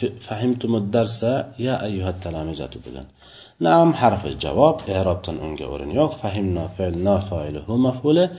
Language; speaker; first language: Arabic; non-native, fluent; Uzbek